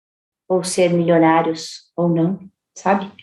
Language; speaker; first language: Portuguese; native; Portuguese